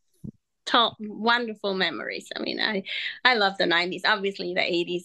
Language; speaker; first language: English; non-native, fluent; Spanish